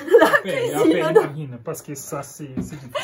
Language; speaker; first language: French; non-native, learner; Portuguese